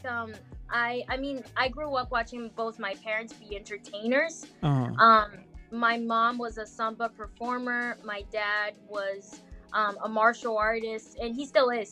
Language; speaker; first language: English; non-native, fluent; Portuguese